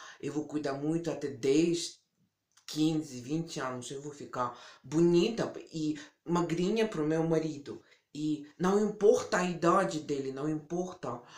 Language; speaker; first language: Portuguese; early bilingual, heritage; Portuguese